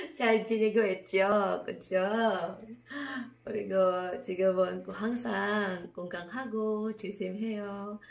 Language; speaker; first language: Korean; non-native, learner; Filipino